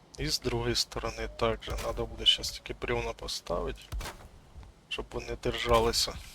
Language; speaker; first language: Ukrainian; native; Ukrainian